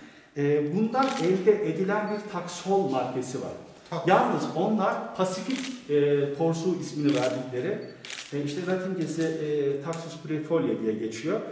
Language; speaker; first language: Turkish; native; Turkish